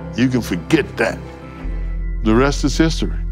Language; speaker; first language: English; native; English